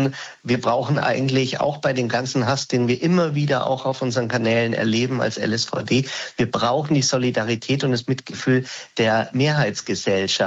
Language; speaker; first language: German; native; German